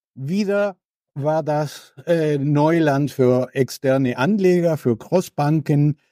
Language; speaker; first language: German; non-native, fluent; Spanish